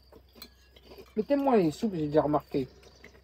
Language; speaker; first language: French; native; French